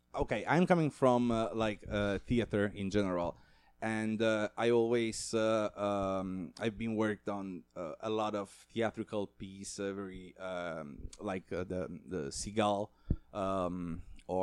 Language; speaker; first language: English; non-native, fluent; Italian